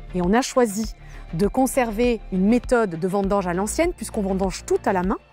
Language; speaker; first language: French; native; French